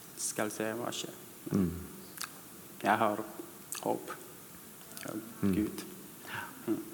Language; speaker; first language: Norwegian; non-native, learner; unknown